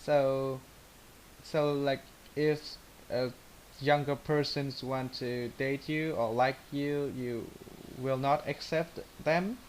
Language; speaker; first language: English; non-native, learner; Vietnamese